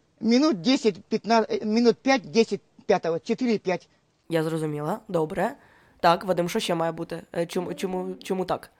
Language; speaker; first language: Ukrainian; native; Ukrainian